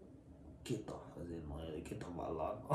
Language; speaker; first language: Portuguese; non-native, learner; English